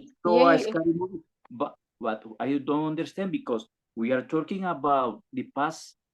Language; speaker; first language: English; non-native, learner; Spanish